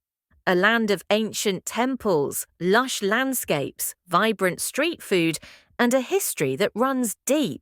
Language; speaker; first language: English; non-native, fluent; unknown